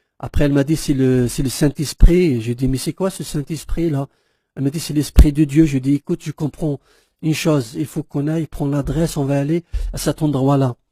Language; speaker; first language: French; non-native, local second language; Kabyle